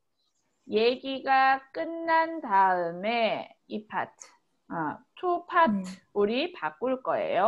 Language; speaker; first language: Korean; native; Korean